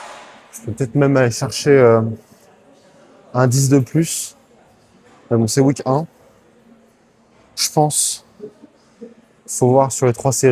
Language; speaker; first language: French; native; French